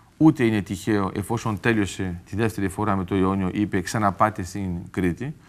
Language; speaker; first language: Greek; early bilingual, heritage; Greek